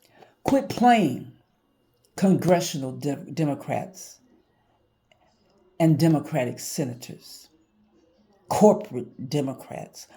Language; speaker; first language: English; native; English